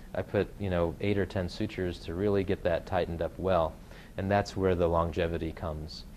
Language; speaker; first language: English; native; English